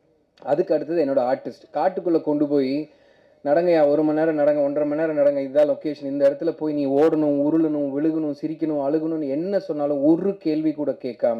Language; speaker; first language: Tamil; native; Tamil